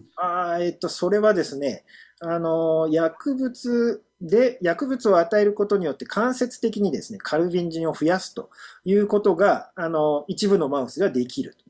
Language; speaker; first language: Japanese; native; Japanese